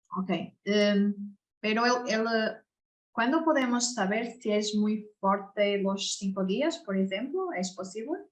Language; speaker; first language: Spanish; non-native, learner; Portuguese